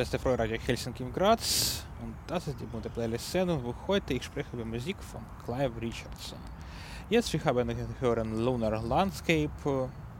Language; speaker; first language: German; non-native, learner; Ukrainian